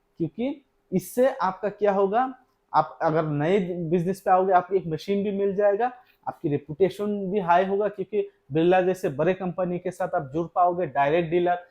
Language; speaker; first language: Hindi; non-native, local second language; Assamese